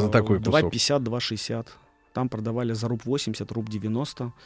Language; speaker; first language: Russian; native; Russian